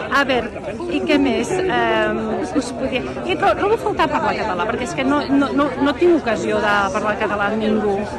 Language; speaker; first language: Catalan; early bilingual, heritage; Catalan